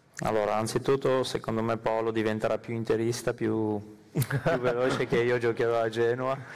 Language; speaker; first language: Italian; non-native, fluent; Armenian